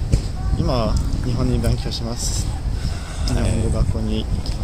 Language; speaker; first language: Japanese; non-native, learner; French